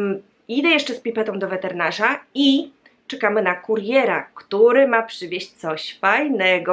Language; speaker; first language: Polish; native; Polish